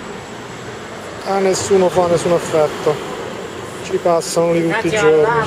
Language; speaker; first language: Italian; early bilingual, other home language; Albanian